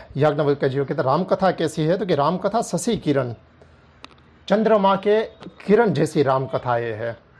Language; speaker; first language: Hindi; non-native, local second language; Gujarati